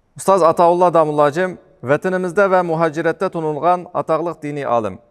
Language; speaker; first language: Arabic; non-native, fluent; Uyghur